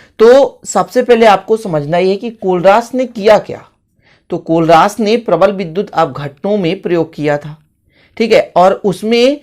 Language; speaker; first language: Hindi; native; Hindi